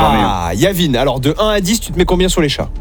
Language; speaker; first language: French; native; French